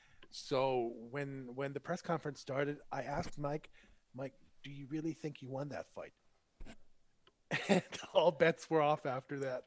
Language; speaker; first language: English; non-native, fluent; German